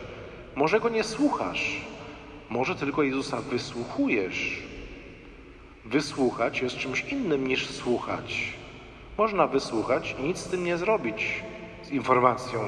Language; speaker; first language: Polish; native; Polish